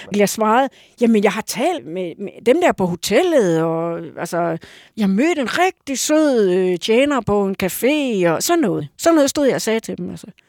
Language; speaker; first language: Danish; native; Danish